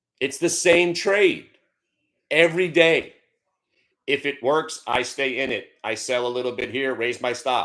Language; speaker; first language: English; native; English